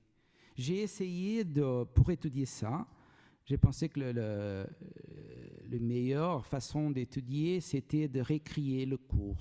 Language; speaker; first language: French; non-native, learner; Portuguese